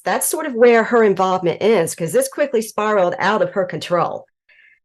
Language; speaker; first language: English; native; English